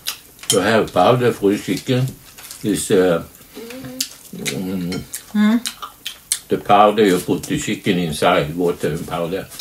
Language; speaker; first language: English; non-native, learner; Swedish